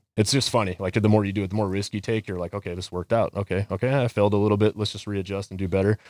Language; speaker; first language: English; native; English